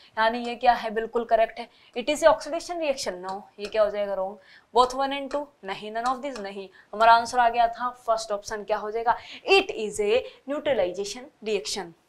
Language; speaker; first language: Hindi; native; Hindi